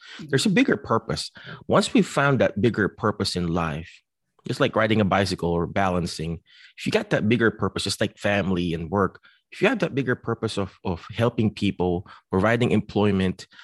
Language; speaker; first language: English; non-native, local second language; Filipino